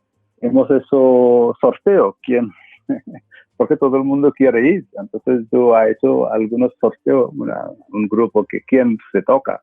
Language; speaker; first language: Spanish; non-native, fluent; Bangla